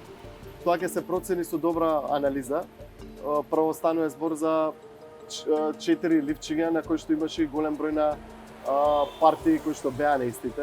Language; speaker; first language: Macedonian; native; Macedonian